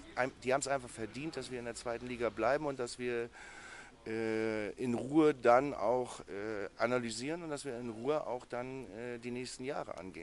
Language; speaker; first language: German; native; German